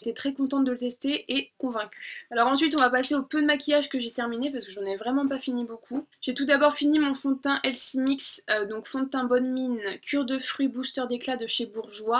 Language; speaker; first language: French; native; French